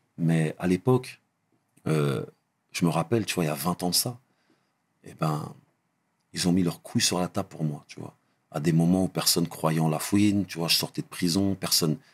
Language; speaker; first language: French; early bilingual, other home language; Arabic